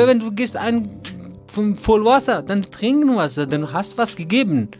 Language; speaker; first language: German; non-native, learner; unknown